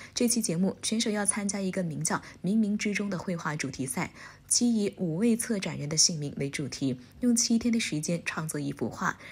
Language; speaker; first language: Chinese; native; Chinese